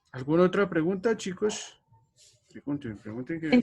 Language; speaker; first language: Spanish; native; Spanish